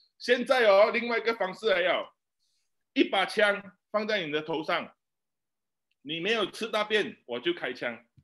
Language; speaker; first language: Chinese; native; Chinese